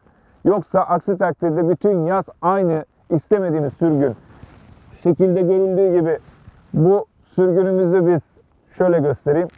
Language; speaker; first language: Turkish; native; Turkish